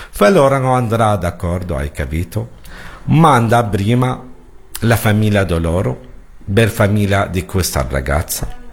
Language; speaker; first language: Italian; non-native, learner; Arabic